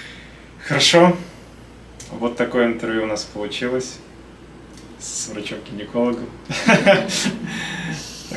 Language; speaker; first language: Russian; native; Russian